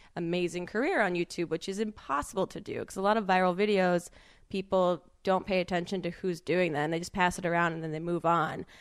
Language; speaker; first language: English; native; English